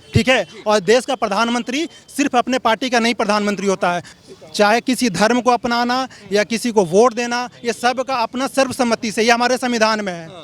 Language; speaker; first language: Hindi; native; Hindi